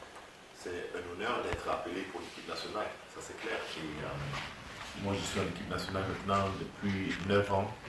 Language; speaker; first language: French; non-native, fluent; German